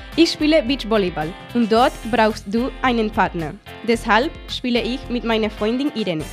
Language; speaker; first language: German; non-native, fluent; Spanish